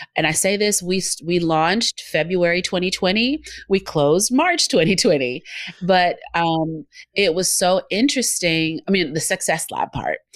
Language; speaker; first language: English; native; English